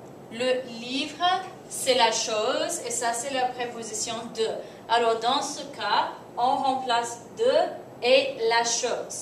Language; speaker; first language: French; non-native, fluent; English